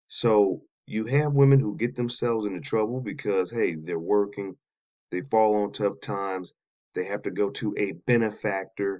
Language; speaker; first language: English; native; English